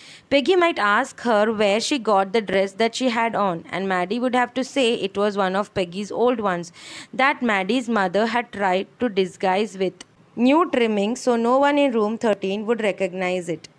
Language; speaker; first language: English; non-native, local second language; Malayalam